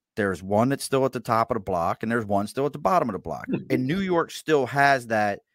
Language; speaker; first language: English; native; English